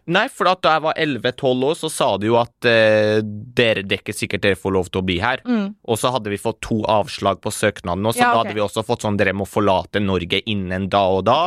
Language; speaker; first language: Norwegian; early bilingual, other home language; Persian